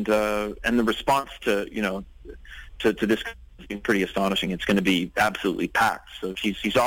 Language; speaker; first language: English; native; English